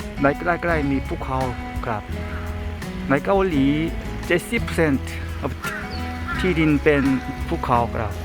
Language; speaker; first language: Thai; non-native, learner; Korean